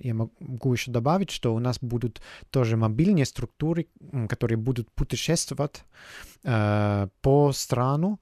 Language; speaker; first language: Russian; non-native, fluent; German